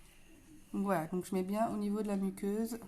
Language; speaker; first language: French; native; French